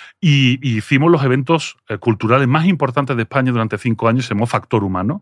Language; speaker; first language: Spanish; early bilingual, other home language; French